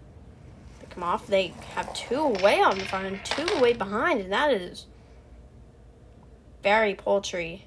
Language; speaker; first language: English; native; English